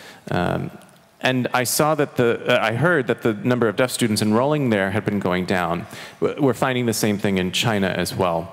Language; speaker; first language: English; non-native, fluent; Chinese